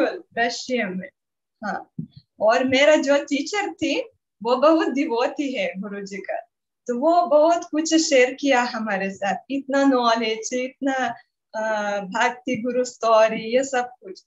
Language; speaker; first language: Hindi; non-native, learner; Russian